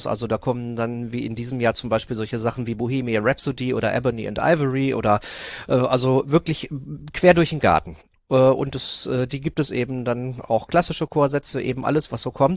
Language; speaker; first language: German; native; German